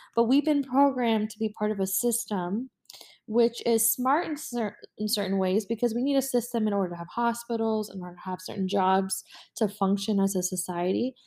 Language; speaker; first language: English; native; English